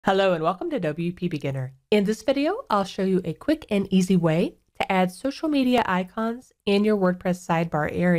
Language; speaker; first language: English; native; English